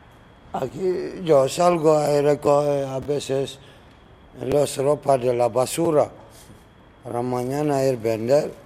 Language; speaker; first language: Spanish; non-native, learner; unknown